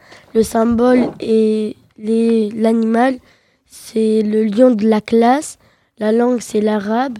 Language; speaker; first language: French; early bilingual, other home language; Arabic